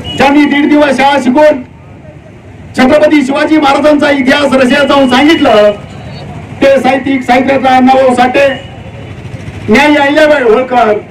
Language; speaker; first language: Marathi; native; Marathi